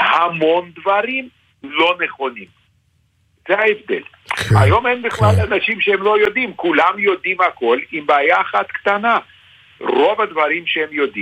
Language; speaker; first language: Hebrew; non-native, fluent; Lithuanian